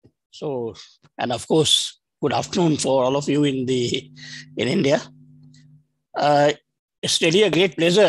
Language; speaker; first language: English; non-native, local second language; Bangla